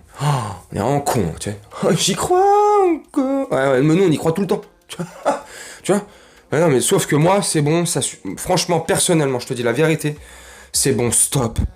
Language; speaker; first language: French; native; French